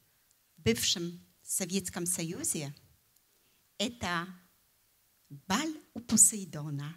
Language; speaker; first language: Russian; non-native, fluent; Polish